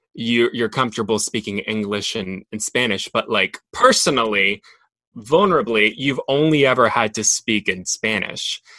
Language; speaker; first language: English; non-native, fluent; Spanish